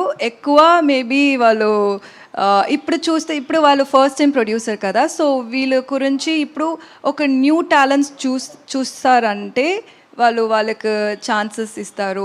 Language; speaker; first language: Telugu; non-native, learner; Tamil